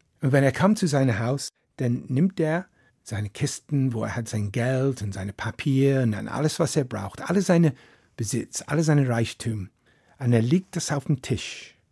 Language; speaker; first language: German; non-native, fluent; English